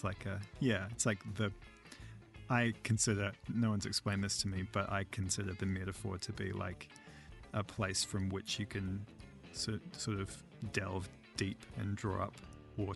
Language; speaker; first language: English; native; English